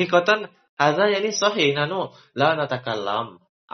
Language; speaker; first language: Arabic; non-native, fluent; Indonesian